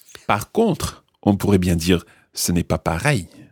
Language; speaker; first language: French; non-native, fluent; English